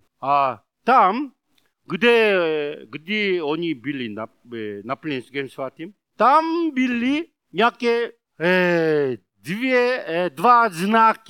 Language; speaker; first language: Czech; non-native, learner; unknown